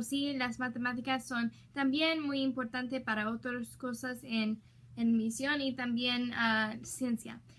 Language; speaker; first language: Spanish; non-native, learner; English